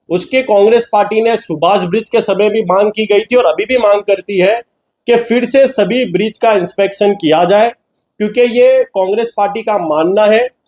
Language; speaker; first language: Hindi; non-native, local second language; Gujarati